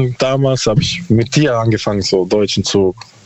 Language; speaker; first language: German; non-native, learner; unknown